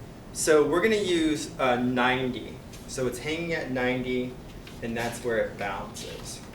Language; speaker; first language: English; native; English